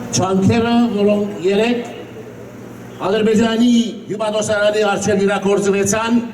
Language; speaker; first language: Armenian; early bilingual, other home language; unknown